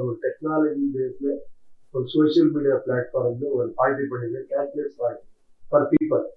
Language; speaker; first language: Tamil; non-native, learner; Kannada